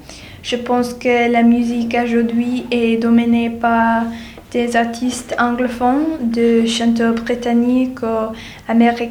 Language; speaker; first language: French; non-native, learner; English